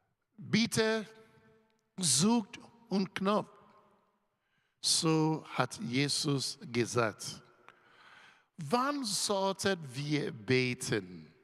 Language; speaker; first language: German; non-native, learner; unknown